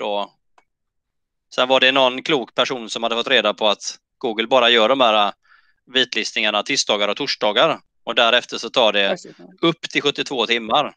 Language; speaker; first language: Swedish; native; Swedish